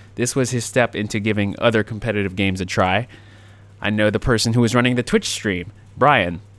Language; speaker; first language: English; native; English